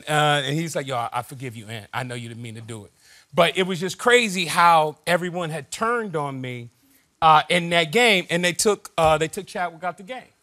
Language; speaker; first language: English; native; English